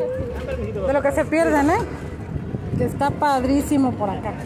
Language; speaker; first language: Spanish; native; Spanish